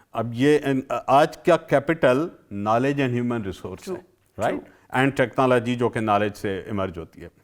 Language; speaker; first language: Urdu; non-native, local second language; Sindhi